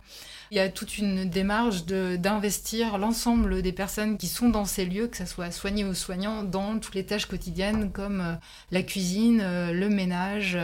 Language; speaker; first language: French; native; French